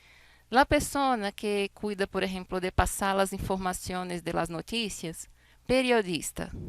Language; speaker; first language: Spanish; non-native, fluent; Portuguese